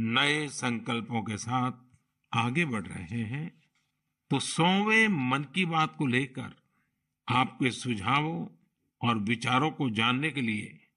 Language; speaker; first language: Hindi; non-native, local second language; Gujarati